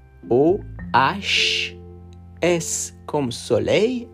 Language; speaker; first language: French; non-native, fluent; Persian